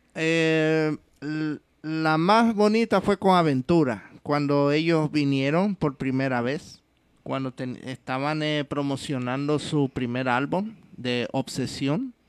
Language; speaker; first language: Spanish; early bilingual, heritage; English